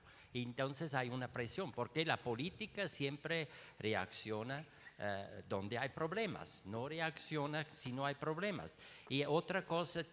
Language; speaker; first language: Spanish; non-native, learner; Swiss German